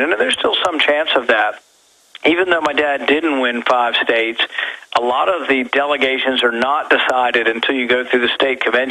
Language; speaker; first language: English; native; English